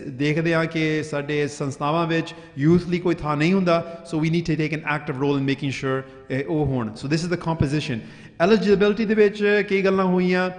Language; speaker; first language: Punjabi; early bilingual, heritage; Punjabi